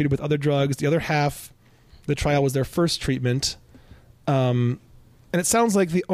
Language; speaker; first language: English; native; English